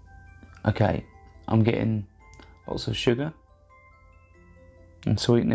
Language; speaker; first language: English; native; English